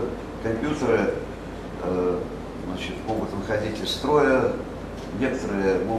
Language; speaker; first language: Russian; native; Russian